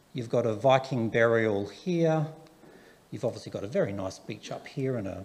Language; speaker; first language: English; native; English